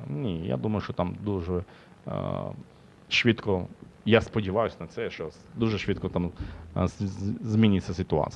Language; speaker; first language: Ukrainian; non-native, local second language; Russian